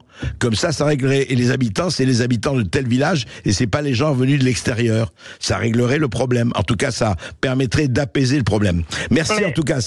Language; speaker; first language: French; native; French